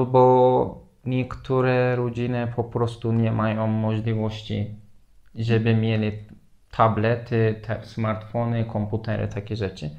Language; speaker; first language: Polish; non-native, fluent; Turkish